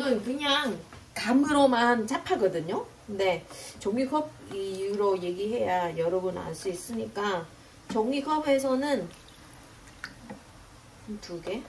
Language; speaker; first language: Korean; non-native, fluent; Vietnamese